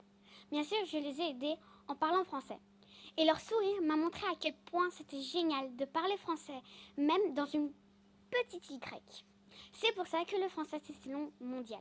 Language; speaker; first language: French; non-native, fluent; Greek